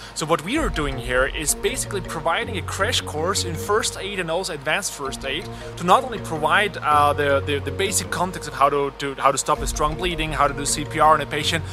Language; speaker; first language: English; non-native, fluent; German